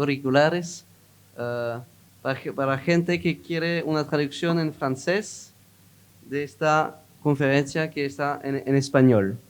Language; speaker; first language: Spanish; non-native, learner; French